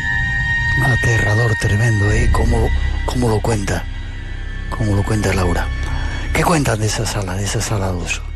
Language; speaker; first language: Spanish; native; Spanish